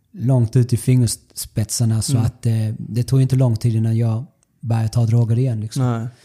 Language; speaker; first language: Swedish; early bilingual, other home language; Spanish